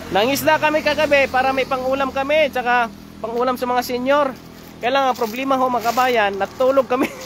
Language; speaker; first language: Filipino; non-native, local second language; Cebuano